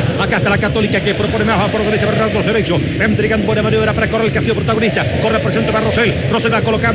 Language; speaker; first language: Spanish; native; Spanish